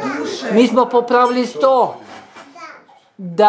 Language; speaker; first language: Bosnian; non-native, learner; Norwegian